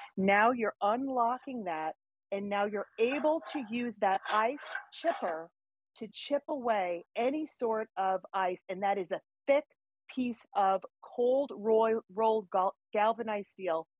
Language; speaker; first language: English; native; English